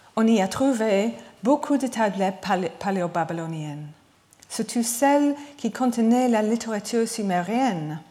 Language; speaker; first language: French; non-native, learner; English